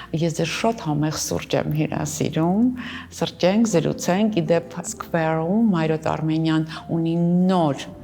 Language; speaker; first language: Armenian; native; Armenian